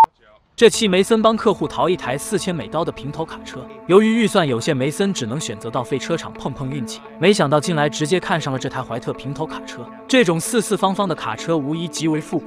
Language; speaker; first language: Chinese; native; Chinese